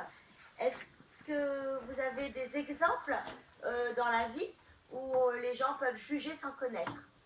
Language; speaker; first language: French; native; French